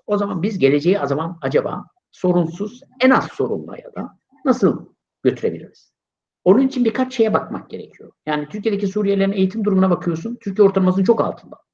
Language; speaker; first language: Turkish; native; Turkish